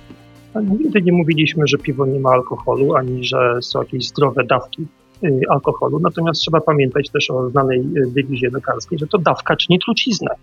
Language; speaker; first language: Polish; native; Polish